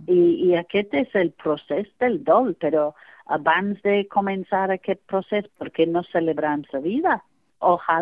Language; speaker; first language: Catalan; non-native, fluent; English